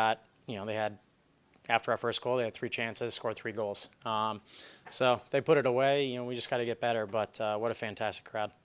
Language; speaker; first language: English; native; English